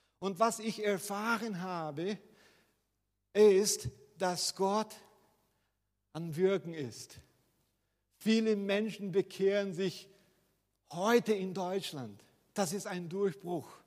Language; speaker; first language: German; non-native, fluent; Portuguese